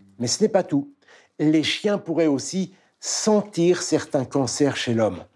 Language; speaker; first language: French; native; French